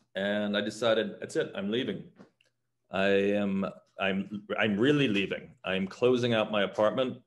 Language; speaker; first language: English; native; English